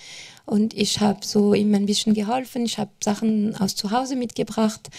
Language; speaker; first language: German; non-native, fluent; French